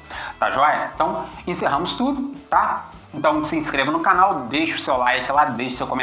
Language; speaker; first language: Portuguese; native; Portuguese